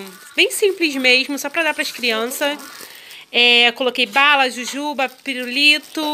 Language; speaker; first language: Portuguese; native; Portuguese